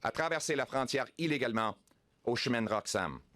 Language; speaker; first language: French; non-native, local second language; English